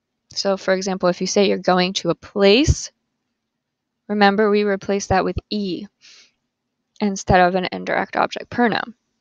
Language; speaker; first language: English; native; English